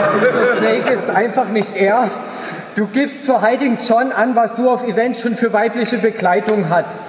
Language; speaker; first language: German; native; German